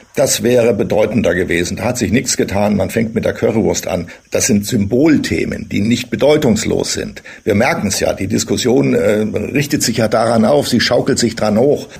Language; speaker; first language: German; native; German